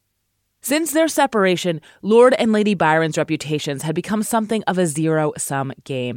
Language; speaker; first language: English; native; English